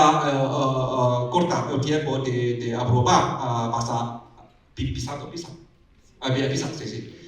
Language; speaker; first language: Spanish; non-native, learner; Chinese